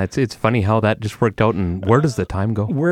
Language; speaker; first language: English; native; English